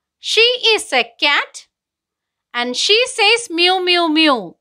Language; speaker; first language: English; non-native, local second language; Malayalam